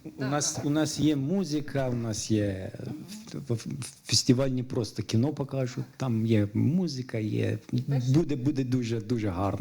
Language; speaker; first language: Ukrainian; non-native, fluent; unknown